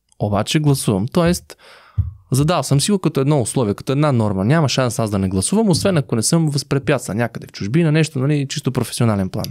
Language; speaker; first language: Bulgarian; native; Bulgarian